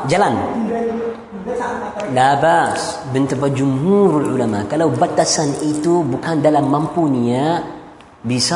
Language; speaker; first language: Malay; non-native, fluent; Arabic